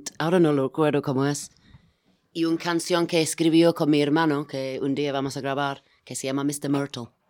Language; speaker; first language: Spanish; non-native, fluent; English